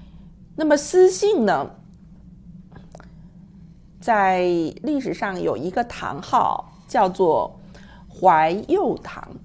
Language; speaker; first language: Chinese; native; Chinese